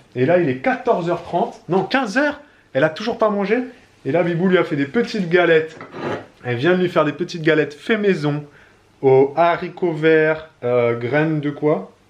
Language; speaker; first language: French; native; French